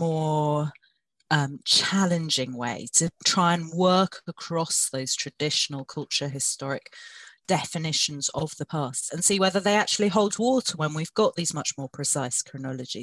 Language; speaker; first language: English; native; English